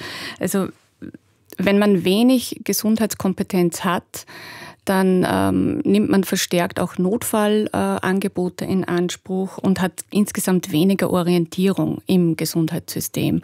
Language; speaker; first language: German; native; German